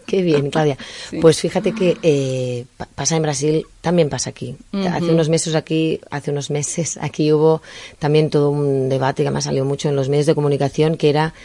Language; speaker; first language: Spanish; native; Spanish